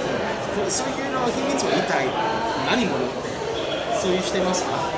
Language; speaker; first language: Japanese; non-native, fluent; English